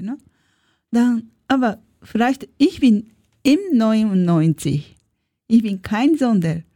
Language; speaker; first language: German; non-native, learner; Japanese